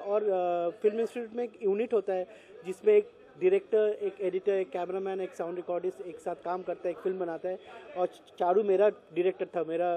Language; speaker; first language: Hindi; non-native, local second language; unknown